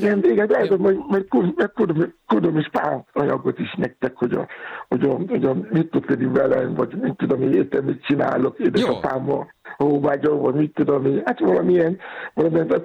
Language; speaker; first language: Hungarian; non-native, fluent; Yoruba